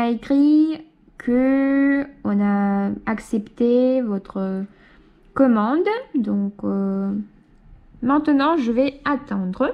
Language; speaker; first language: French; non-native, fluent; Russian